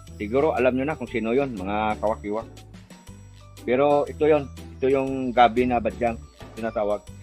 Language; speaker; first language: Filipino; non-native, local second language; Cebuano